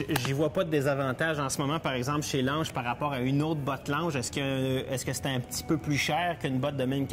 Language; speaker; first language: French; native; French